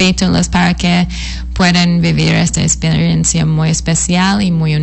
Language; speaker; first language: Spanish; non-native, fluent; English